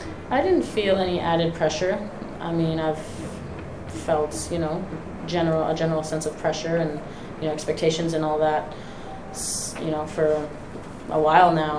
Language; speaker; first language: English; native; English